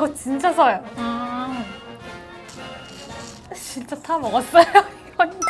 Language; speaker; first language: Korean; non-native, learner; English